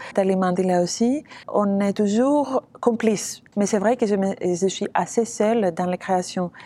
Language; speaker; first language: French; non-native, fluent; Greek